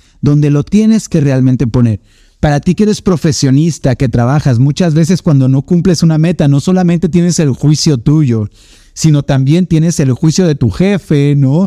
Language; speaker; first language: Spanish; native; Spanish